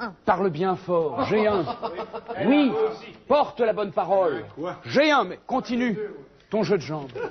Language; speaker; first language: French; native; French